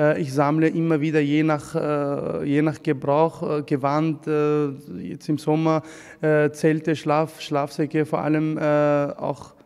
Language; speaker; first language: German; early bilingual, other home language; Arabic